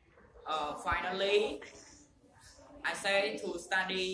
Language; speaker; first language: English; non-native, learner; Khmer